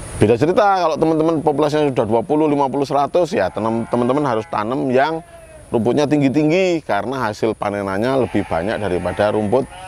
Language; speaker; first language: Indonesian; native; Indonesian